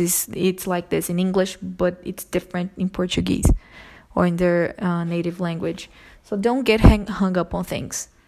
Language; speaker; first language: English; non-native, fluent; Portuguese